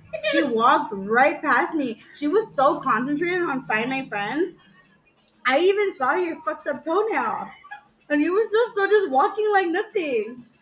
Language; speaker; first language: English; early bilingual, other home language; Spanish